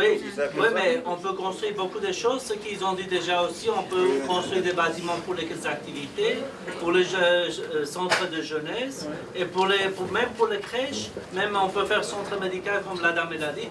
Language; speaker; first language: French; non-native, fluent; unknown